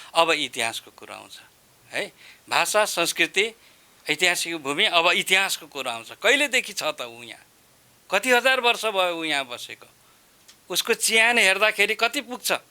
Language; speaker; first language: Nepali; non-native, local second language; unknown